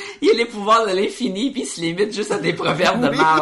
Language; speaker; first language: French; native; French